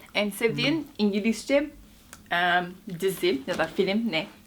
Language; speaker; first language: Turkish; non-native, fluent; Korean